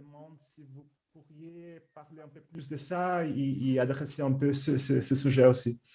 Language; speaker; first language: French; non-native, fluent; Portuguese